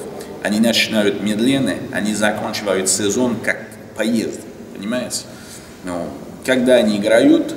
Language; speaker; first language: Russian; non-native, learner; French